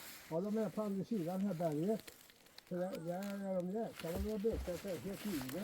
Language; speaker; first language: Swedish; native; Swedish